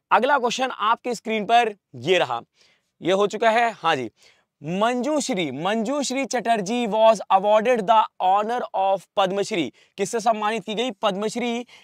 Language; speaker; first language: Hindi; native; Hindi